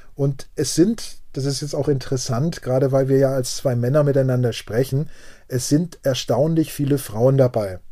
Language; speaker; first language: German; native; German